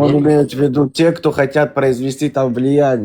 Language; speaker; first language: Russian; non-native, local second language; Kazakh